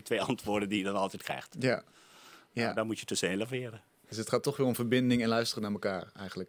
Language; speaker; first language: Dutch; native; Dutch